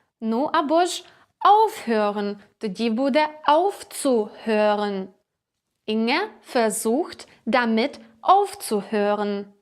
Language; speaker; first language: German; non-native, fluent; Ukrainian